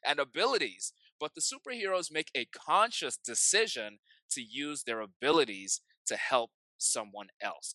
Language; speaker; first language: English; non-native, local second language; Yoruba